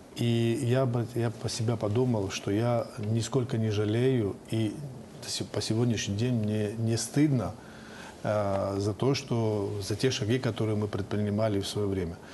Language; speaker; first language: Russian; non-native, local second language; Georgian